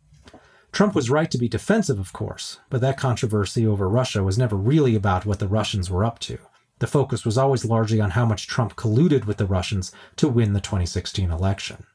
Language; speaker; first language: English; native; English